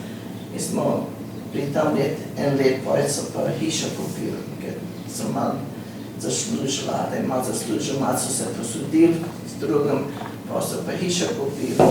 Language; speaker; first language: Slovenian; early bilingual, heritage; Slovenian